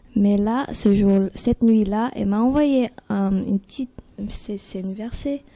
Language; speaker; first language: French; non-native, fluent; Vietnamese